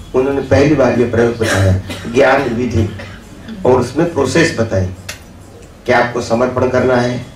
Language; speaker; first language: Hindi; non-native, local second language; Gujarati